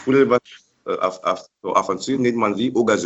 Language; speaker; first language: German; non-native, fluent; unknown